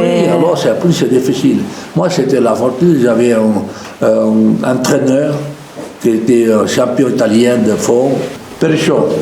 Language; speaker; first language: French; non-native, local second language; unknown